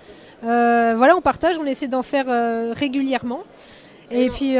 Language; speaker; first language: French; native; French